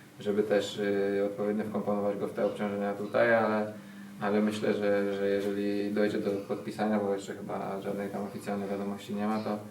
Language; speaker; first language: Polish; native; Polish